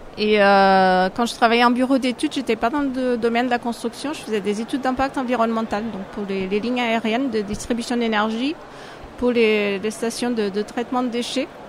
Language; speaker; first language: French; non-native, fluent; Portuguese